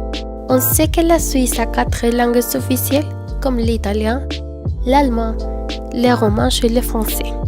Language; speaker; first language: French; non-native, learner; Spanish